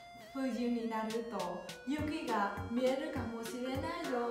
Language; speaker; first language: Japanese; non-native, learner; Vietnamese